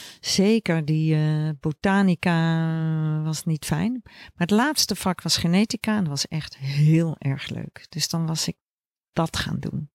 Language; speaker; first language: Dutch; native; Dutch